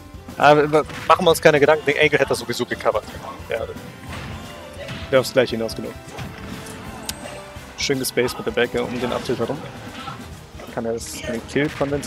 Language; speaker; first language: German; native; German